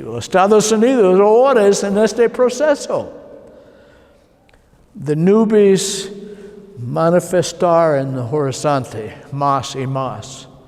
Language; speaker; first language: Spanish; non-native, learner; English